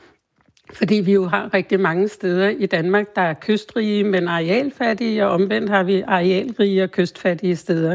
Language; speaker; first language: Danish; native; Danish